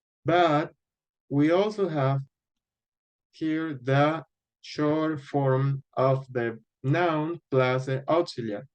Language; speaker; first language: English; non-native, fluent; Spanish